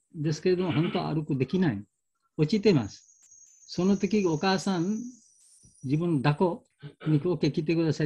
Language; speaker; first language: Japanese; non-native, learner; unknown